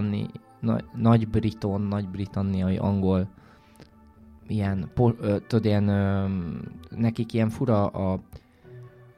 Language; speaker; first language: Hungarian; native; Hungarian